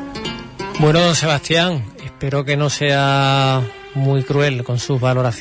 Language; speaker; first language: Spanish; native; Spanish